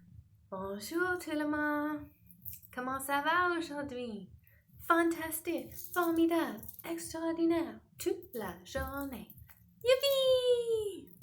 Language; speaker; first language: French; non-native, fluent; English